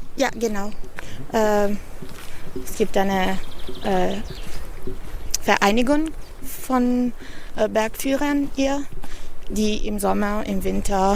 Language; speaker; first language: German; non-native, fluent; Italian